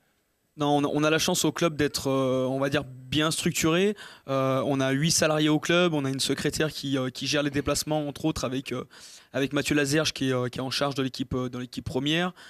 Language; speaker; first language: French; native; French